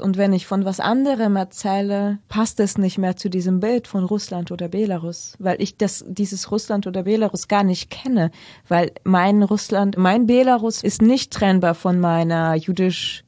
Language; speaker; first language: German; non-native, fluent; Russian